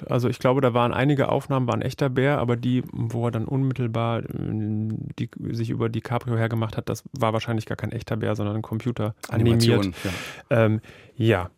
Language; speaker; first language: German; native; German